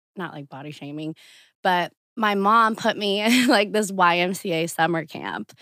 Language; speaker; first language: English; early bilingual, other home language; Portuguese